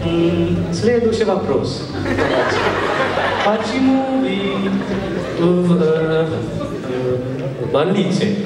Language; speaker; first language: Russian; non-native, learner; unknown